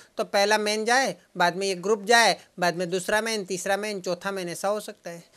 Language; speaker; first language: Hindi; non-native, local second language; Gujarati